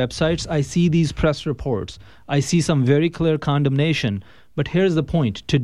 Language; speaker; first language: English; non-native, local second language; Urdu